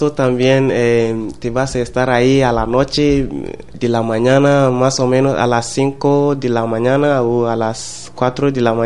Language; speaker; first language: Spanish; non-native, learner; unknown